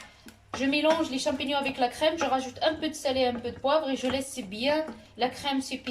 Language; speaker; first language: French; non-native, local second language; Arabic